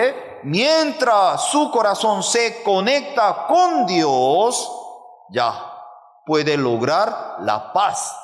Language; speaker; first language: Spanish; non-native, fluent; Korean